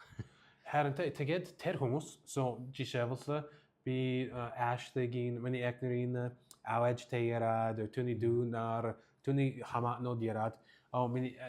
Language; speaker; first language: Mongolian; non-native, learner; English